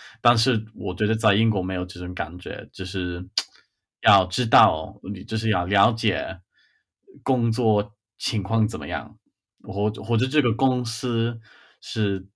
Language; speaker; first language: Chinese; non-native, fluent; English